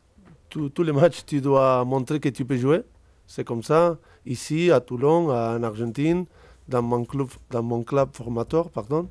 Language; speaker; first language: French; non-native, fluent; Spanish